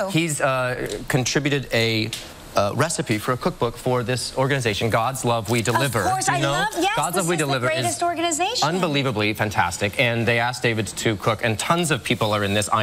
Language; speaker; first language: English; native; English